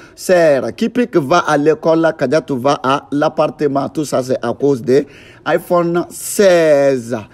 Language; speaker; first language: French; non-native, local second language; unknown